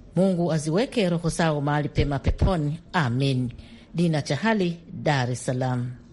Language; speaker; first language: Swahili; native; Swahili